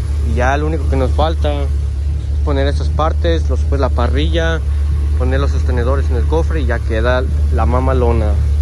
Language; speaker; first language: Spanish; native; Spanish